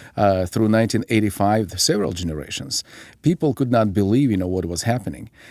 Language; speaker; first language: English; non-native, fluent; Ukrainian